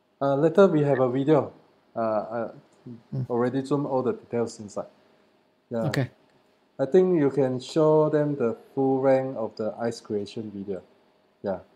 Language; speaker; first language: English; non-native, learner; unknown